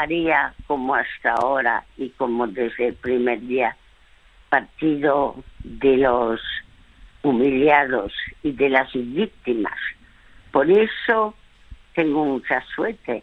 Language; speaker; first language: Spanish; early bilingual, other home language; French